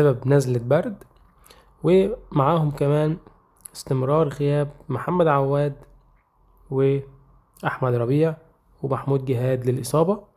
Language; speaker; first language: Arabic; native; Arabic